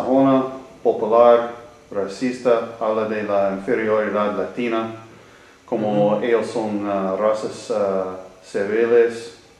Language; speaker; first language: Spanish; non-native, learner; English